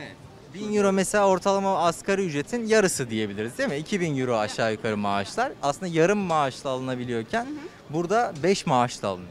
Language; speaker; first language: Turkish; native; Turkish